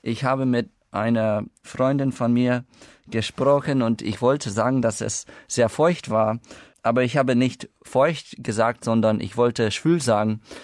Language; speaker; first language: German; non-native, fluent; English